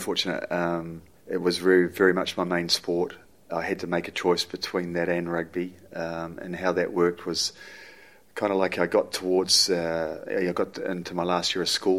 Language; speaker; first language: English; native; English